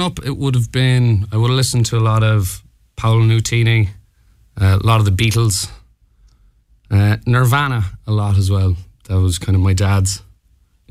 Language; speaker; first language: English; native; English